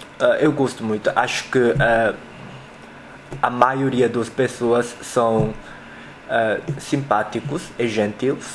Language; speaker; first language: Portuguese; non-native, learner; Korean